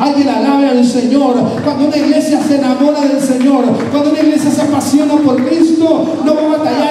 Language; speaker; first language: Spanish; native; Spanish